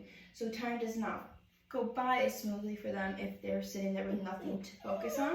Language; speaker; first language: English; native; English